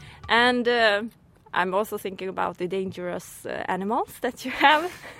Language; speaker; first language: English; non-native, fluent; Swedish